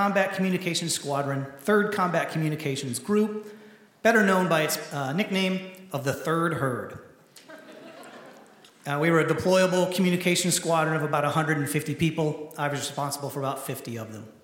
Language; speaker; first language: English; native; English